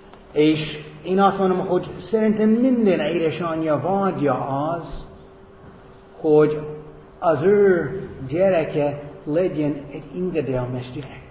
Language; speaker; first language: Hungarian; non-native, fluent; English